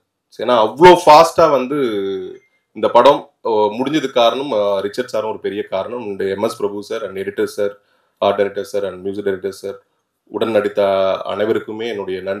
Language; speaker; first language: Tamil; native; Tamil